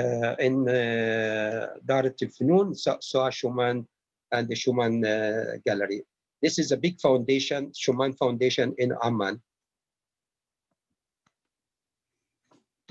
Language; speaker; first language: English; non-native, learner; Arabic